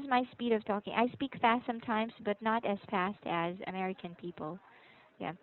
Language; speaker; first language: English; non-native, local second language; Filipino